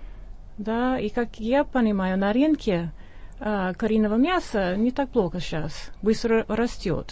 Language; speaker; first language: Russian; non-native, fluent; English